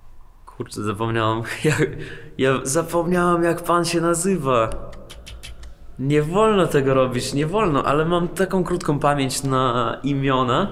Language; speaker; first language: Polish; non-native, learner; Russian